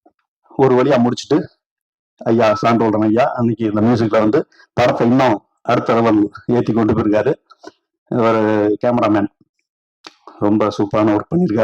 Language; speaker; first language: Tamil; native; Tamil